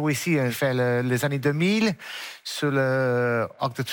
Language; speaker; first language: French; non-native, learner; English